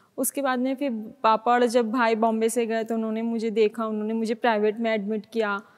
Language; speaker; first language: Hindi; native; Hindi